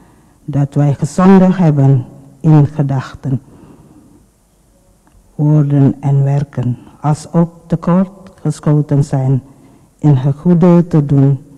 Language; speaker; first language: Dutch; non-native, fluent; Indonesian